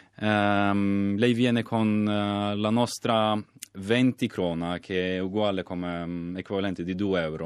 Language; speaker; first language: Italian; non-native, fluent; Swedish